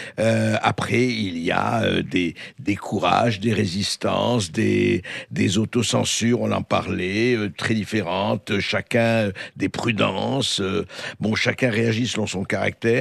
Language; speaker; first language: French; native; French